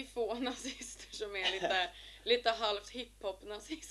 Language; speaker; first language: Swedish; native; Swedish